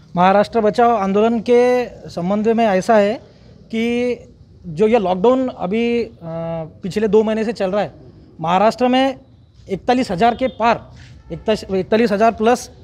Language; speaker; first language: Hindi; non-native, local second language; Marathi